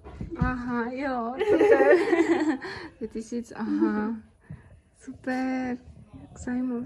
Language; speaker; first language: Czech; non-native, learner; Kara-Kalpak